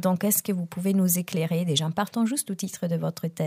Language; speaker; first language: French; non-native, fluent; Italian